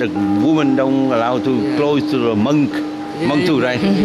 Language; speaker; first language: English; non-native, learner; Vietnamese